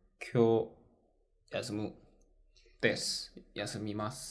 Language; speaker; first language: Japanese; non-native, learner; Korean